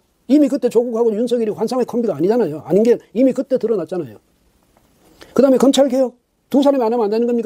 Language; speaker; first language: Korean; native; Korean